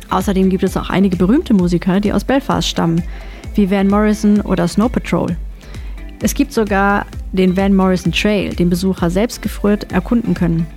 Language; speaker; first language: German; native; German